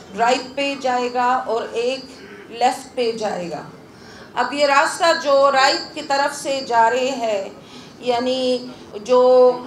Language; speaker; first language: Urdu; non-native, fluent; Arabic